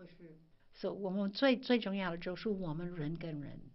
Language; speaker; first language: Chinese; non-native, fluent; English